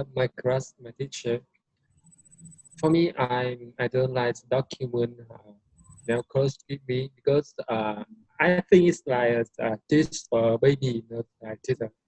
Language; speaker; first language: English; non-native, learner; Vietnamese